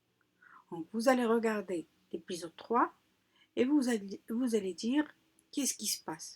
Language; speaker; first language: French; non-native, local second language; Arabic